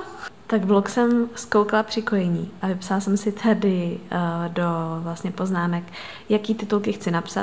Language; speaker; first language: Czech; native; Czech